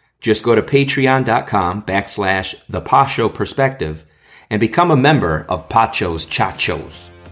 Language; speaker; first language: English; native; English